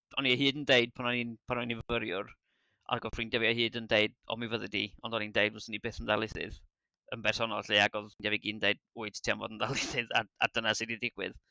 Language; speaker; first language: Welsh; native; Welsh